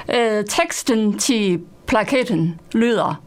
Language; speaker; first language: Danish; non-native, fluent; Chinese